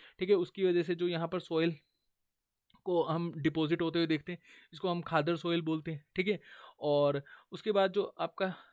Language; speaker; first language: Hindi; native; Hindi